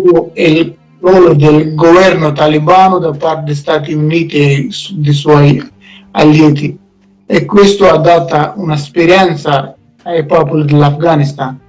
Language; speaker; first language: Italian; non-native, learner; Persian